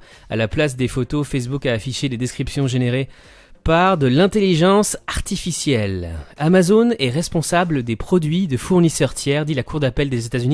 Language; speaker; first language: French; native; French